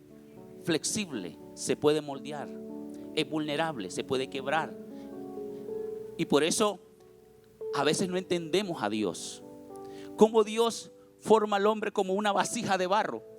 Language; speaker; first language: Spanish; native; Spanish